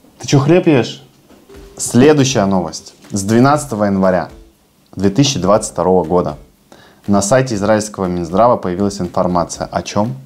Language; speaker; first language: Russian; native; Russian